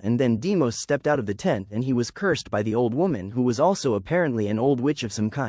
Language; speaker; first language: English; native; English